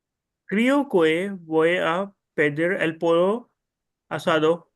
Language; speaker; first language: Spanish; non-native, learner; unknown